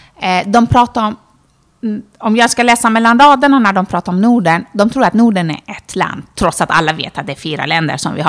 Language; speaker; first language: Swedish; non-native, fluent; Persian